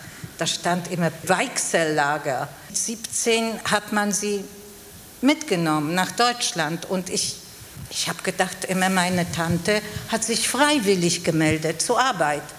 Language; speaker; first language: German; non-native, fluent; Polish